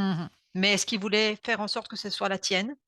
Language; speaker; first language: French; native; French